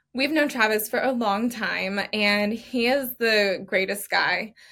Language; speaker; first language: English; native; English